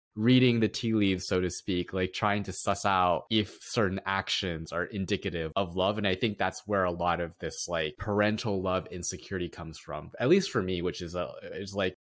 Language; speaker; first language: English; native; English